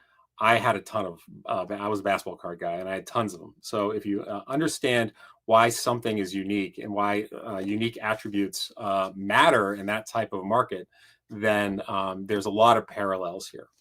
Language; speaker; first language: English; native; English